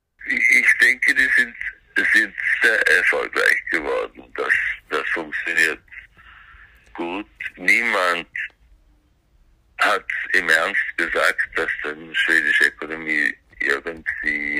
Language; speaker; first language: German; non-native, fluent; Swedish